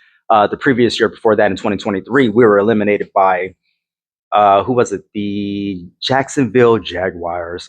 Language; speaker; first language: English; native; English